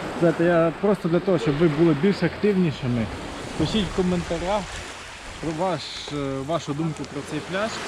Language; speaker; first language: Ukrainian; non-native, local second language; Russian